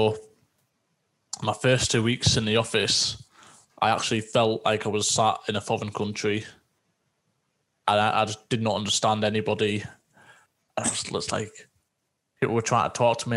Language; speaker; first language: English; native; English